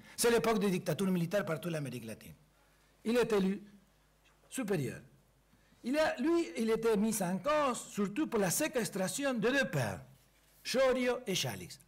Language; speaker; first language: French; non-native, fluent; Spanish